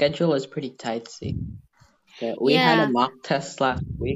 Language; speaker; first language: English; non-native, fluent; Indonesian